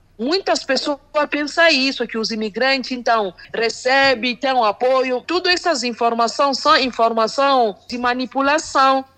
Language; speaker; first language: Portuguese; non-native, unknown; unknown